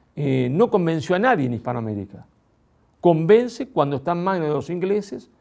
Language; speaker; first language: Spanish; native; Spanish